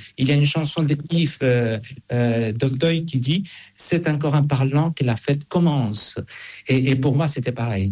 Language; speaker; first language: French; non-native, fluent; Spanish